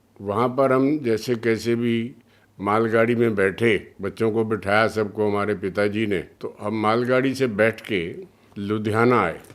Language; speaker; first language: Hindi; early bilingual, other home language; Punjabi